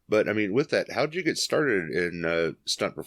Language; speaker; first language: English; native; English